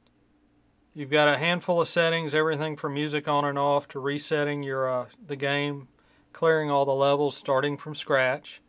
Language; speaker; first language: English; native; English